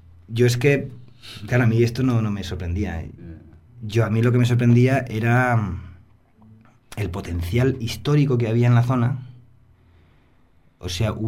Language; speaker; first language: Spanish; native; Spanish